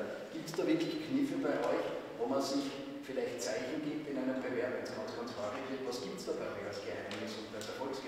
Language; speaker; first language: German; native; German